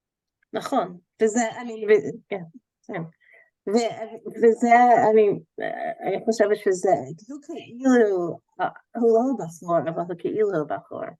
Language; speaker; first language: Hebrew; non-native, learner; English